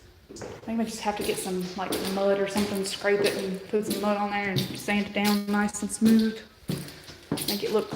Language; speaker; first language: English; native; English